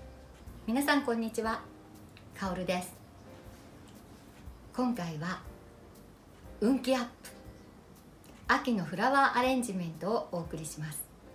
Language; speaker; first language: Japanese; native; Japanese